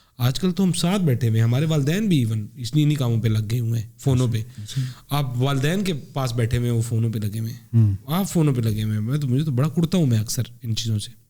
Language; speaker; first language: Urdu; native; Urdu